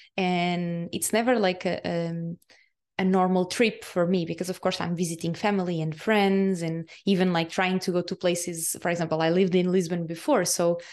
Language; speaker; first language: English; non-native, fluent; Portuguese